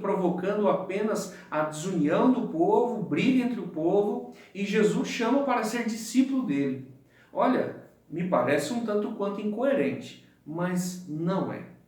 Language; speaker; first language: Portuguese; native; Portuguese